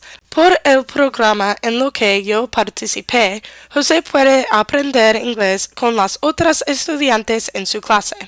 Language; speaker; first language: Spanish; non-native, learner; English